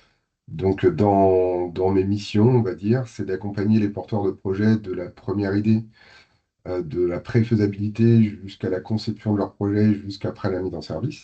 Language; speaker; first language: French; native; French